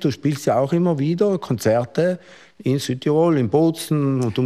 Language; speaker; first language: German; native; German